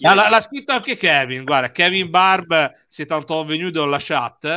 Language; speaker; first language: Italian; native; Italian